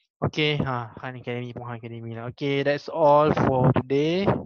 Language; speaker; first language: English; non-native, local second language; Malay